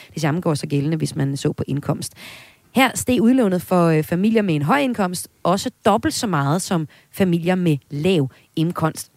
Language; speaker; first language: Danish; native; Danish